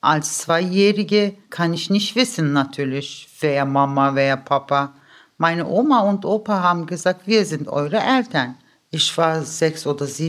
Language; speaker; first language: German; early bilingual, other home language; Turkish